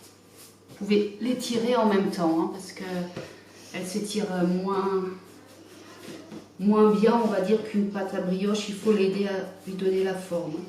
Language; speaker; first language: French; native; French